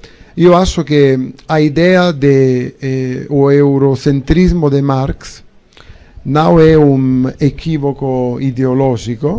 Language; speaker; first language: Portuguese; non-native, learner; Italian